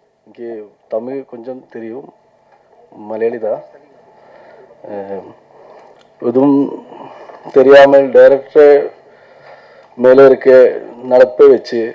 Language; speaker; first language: Tamil; non-native, learner; Malayalam